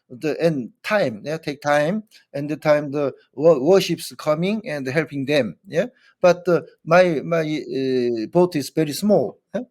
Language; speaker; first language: English; non-native, learner; Korean